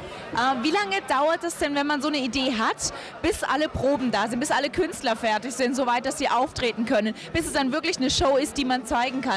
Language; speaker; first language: German; native; German